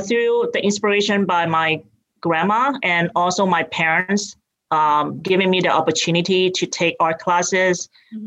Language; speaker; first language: English; native; English